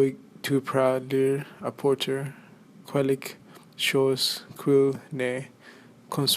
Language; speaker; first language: French; non-native, learner; English